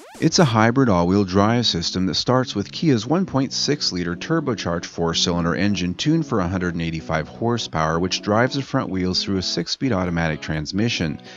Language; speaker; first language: English; native; English